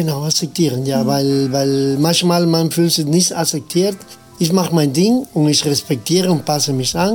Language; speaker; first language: German; non-native, fluent; Spanish